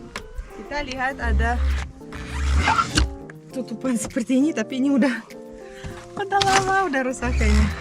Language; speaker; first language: Indonesian; non-native, fluent; Russian